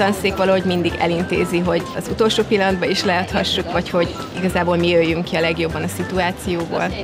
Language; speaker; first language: Hungarian; native; Hungarian